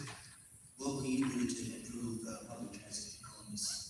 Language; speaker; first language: English; native; English